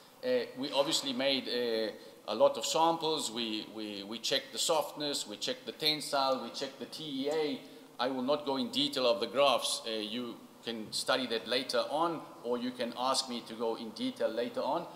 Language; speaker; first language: English; non-native, fluent; Italian